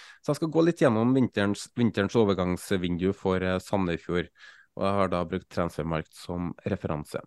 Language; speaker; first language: Norwegian; native; Norwegian